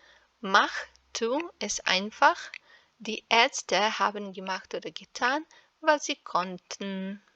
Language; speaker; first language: German; non-native, fluent; Serbian